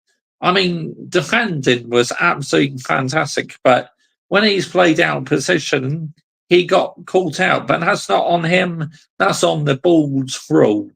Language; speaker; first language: English; native; English